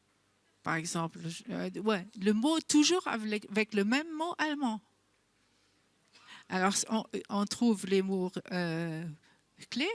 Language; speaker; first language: French; non-native, fluent; German